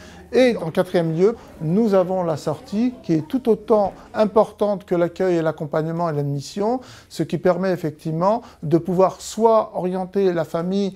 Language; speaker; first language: French; native; French